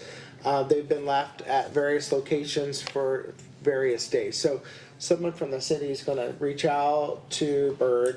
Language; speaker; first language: English; native; English